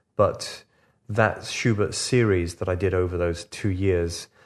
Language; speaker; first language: English; native; English